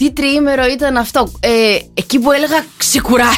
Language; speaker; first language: Greek; native; Greek